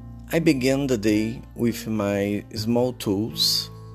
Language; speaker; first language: English; non-native, fluent; Portuguese